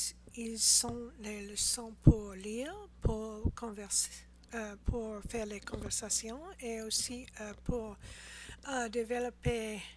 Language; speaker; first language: French; non-native, learner; English